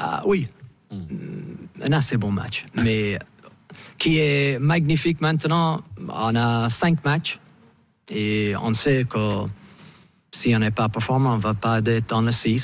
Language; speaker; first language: French; non-native, fluent; English